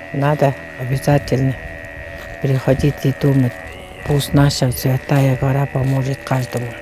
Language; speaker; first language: Russian; non-native, local second language; Tuvinian